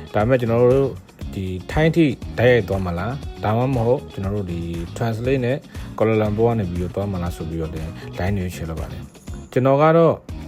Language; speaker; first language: Burmese; native; Burmese